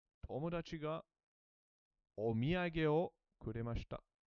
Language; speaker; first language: Japanese; non-native, learner; English